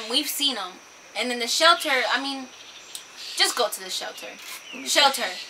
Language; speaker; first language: English; early bilingual, other home language; Spanish